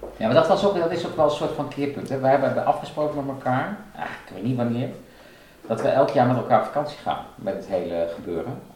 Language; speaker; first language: Dutch; native; Dutch